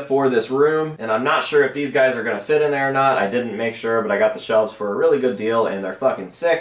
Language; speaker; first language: English; native; English